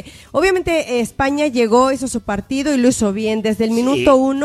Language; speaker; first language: Spanish; native; Spanish